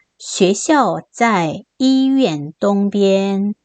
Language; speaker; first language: Chinese; non-native, fluent; Korean